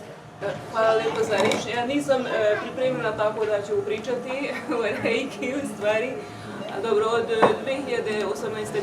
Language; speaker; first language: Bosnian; non-native, local second language; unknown